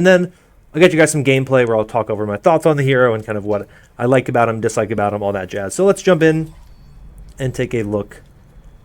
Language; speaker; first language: English; native; English